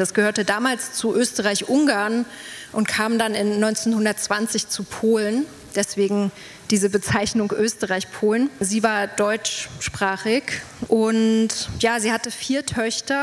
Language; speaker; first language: German; native; German